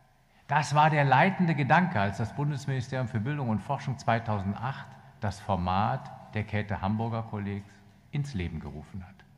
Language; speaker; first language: German; native; German